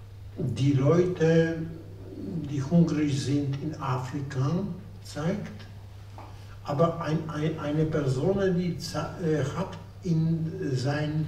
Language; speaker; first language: German; non-native, fluent; Polish